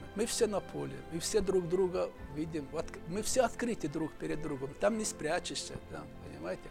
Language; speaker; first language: Russian; non-native, local second language; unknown